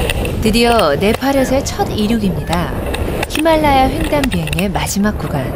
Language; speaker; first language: Korean; native; Korean